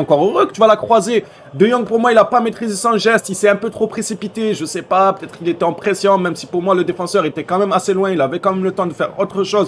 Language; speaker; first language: French; native; French